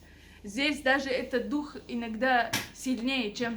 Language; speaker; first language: Russian; native; Russian